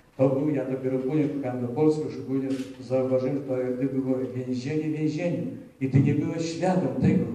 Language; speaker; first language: Polish; early bilingual, heritage; Polish